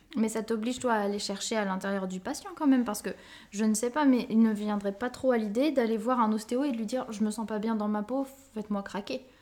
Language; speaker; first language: French; native; French